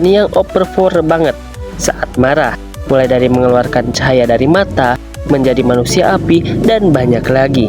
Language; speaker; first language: Indonesian; native; Indonesian